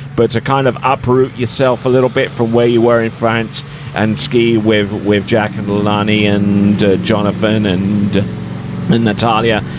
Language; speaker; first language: English; native; English